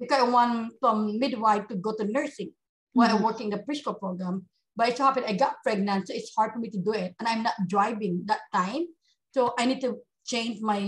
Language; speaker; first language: English; non-native, local second language; Hiligaynon